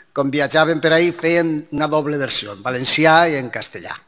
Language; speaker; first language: Catalan; non-native, local second language; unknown